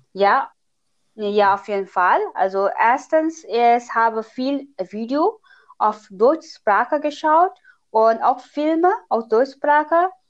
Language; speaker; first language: German; non-native, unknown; Nepali